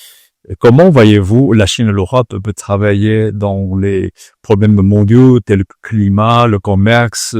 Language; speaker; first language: French; non-native, fluent; Chinese